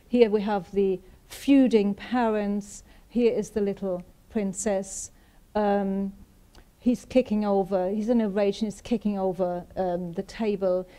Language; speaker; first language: English; non-native, fluent; German